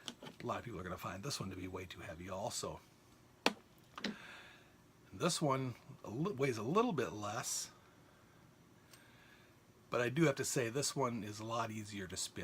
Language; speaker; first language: English; native; English